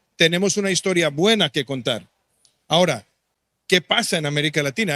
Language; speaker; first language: Spanish; native; Spanish